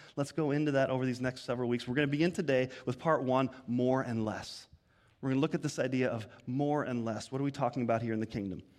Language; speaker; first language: English; native; English